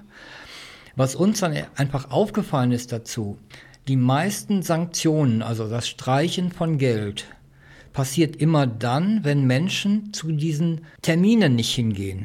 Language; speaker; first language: German; native; German